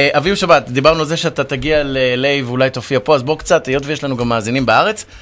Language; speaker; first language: Hebrew; native; Hebrew